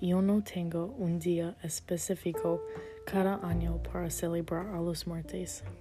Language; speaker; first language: Spanish; non-native, learner; English